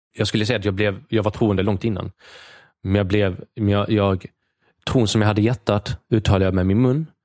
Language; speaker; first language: Swedish; native; Swedish